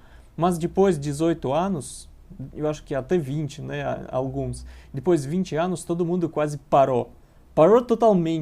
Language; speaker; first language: Portuguese; non-native, learner; Russian